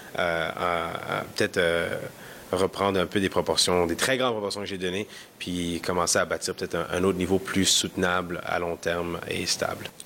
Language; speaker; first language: French; early bilingual, other home language; Kinyarwanda